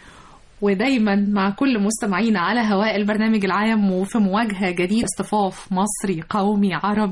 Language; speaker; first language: Arabic; native; Arabic